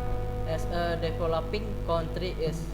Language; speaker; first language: English; non-native, learner; Indonesian